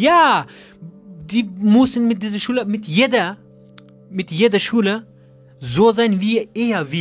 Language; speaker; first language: German; non-native, learner; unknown